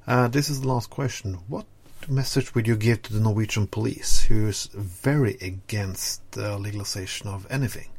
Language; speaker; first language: English; non-native, fluent; Norwegian